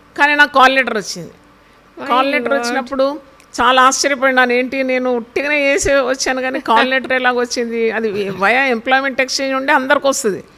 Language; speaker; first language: Telugu; non-native, local second language; Malayalam